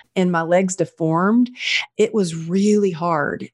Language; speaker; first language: English; native; English